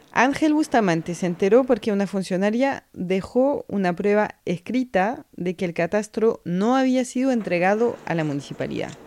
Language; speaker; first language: Spanish; non-native, fluent; French